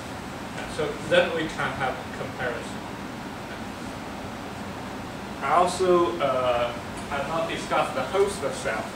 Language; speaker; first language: English; non-native, fluent; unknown